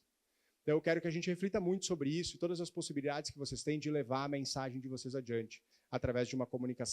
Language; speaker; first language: Portuguese; native; Portuguese